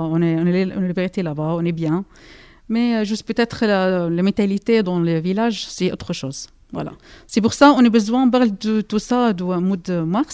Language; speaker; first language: French; non-native, learner; Arabic